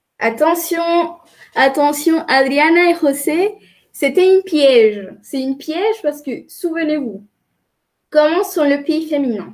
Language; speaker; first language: French; non-native, fluent; Spanish